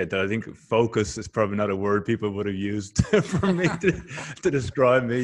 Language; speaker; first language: English; native; English